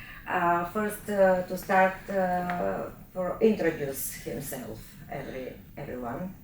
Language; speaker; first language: English; non-native, learner; Bulgarian